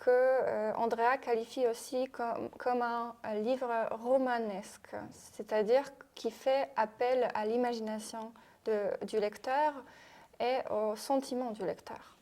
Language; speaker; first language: French; non-native, fluent; Polish